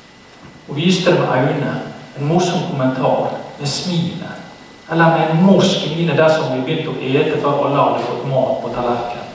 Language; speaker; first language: Norwegian; native; Norwegian